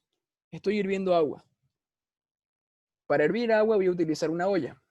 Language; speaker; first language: Spanish; native; Spanish